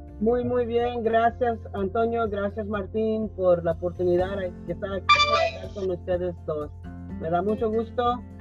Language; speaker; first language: Spanish; early bilingual, heritage; Spanish